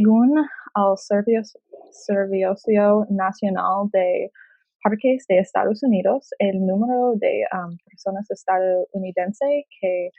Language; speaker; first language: Spanish; non-native, learner; English